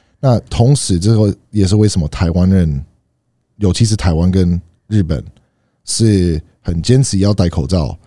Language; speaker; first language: Chinese; non-native, fluent; English